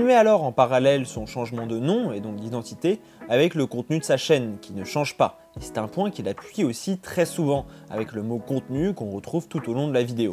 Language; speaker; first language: French; native; French